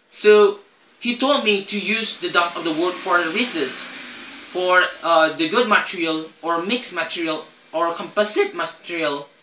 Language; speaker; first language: English; non-native, learner; Indonesian